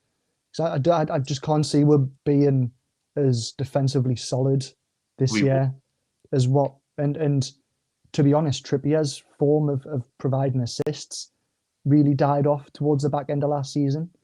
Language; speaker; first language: English; native; English